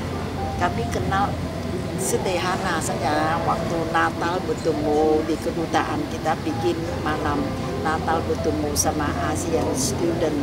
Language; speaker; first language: Indonesian; non-native, fluent; Vietnamese